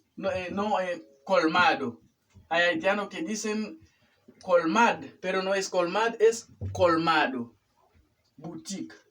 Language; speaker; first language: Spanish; non-native, fluent; Haitian Creole